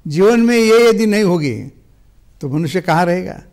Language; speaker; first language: Hindi; non-native, local second language; Marathi